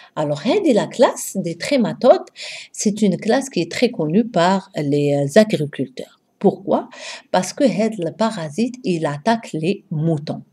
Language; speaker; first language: French; non-native, local second language; Arabic